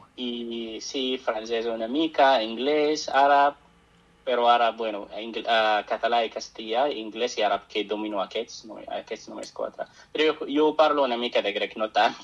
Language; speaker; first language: Catalan; non-native, fluent; Arabic